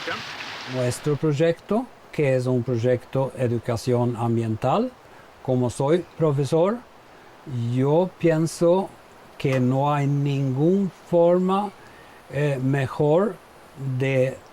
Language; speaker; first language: Spanish; non-native, fluent; Swedish